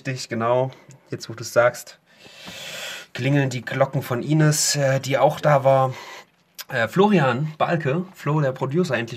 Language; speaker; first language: German; native; German